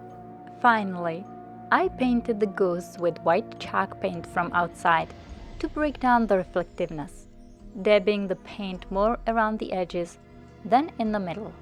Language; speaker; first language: English; non-native, fluent; Czech